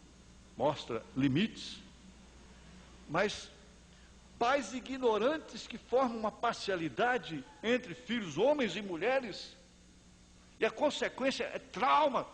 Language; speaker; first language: Portuguese; native; Portuguese